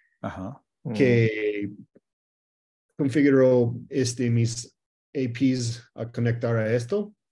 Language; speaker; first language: Spanish; early bilingual, heritage; Spanish